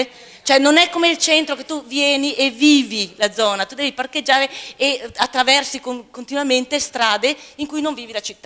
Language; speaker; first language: Italian; native; Italian